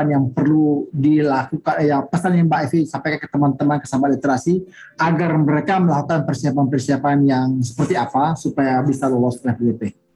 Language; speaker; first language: Indonesian; native; Indonesian